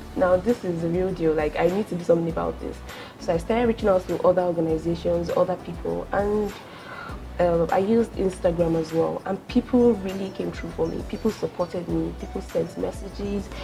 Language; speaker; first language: English; non-native, local second language; Yoruba